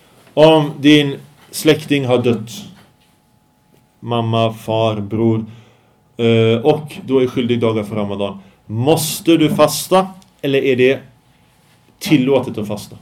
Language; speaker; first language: Swedish; early bilingual, other home language; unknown